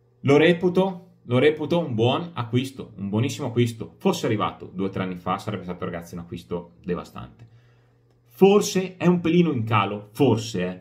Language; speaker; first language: Italian; native; Italian